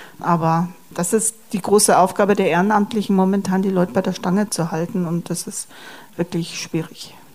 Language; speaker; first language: German; native; German